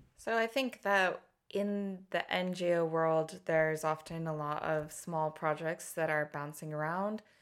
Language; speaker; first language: English; native; English